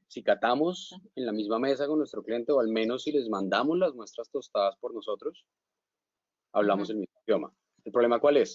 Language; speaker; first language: Spanish; native; Spanish